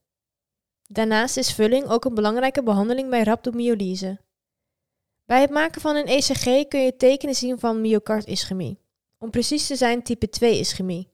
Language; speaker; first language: Dutch; native; Dutch